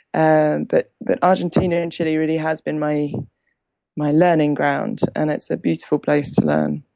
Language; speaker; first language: English; native; English